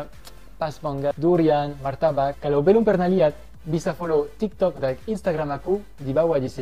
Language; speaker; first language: Indonesian; non-native, fluent; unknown